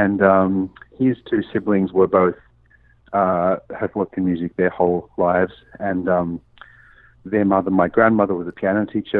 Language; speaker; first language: English; native; English